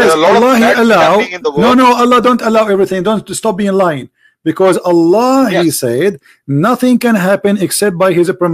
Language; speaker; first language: English; non-native, fluent; Arabic